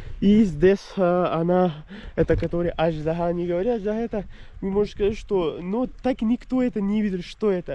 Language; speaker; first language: Russian; non-native, learner; Persian